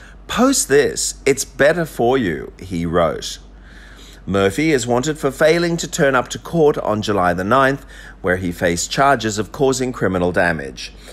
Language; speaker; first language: English; native; English